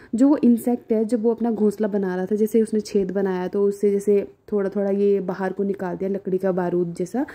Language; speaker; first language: Hindi; non-native, local second language; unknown